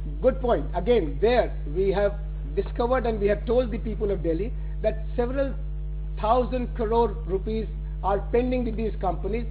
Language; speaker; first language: English; non-native, local second language; Hindi